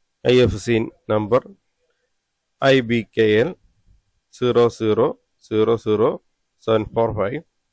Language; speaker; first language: English; non-native, local second language; Malayalam